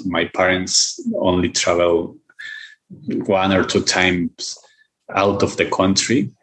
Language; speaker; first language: English; non-native, fluent; Spanish